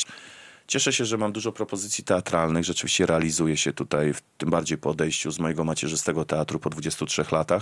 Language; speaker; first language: Polish; native; Polish